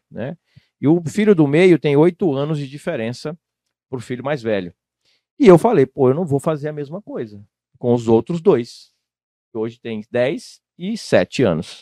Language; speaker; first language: Portuguese; native; Portuguese